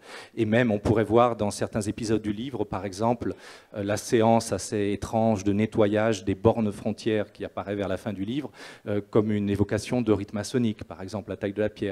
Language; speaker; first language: French; native; French